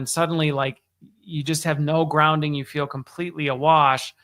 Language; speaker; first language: English; native; English